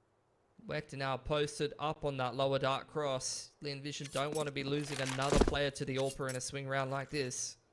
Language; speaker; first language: English; native; English